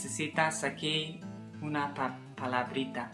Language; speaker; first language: Spanish; non-native, fluent; English